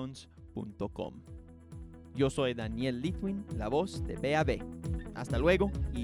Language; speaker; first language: Spanish; non-native, fluent; English